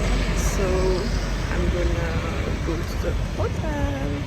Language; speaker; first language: English; non-native, learner; French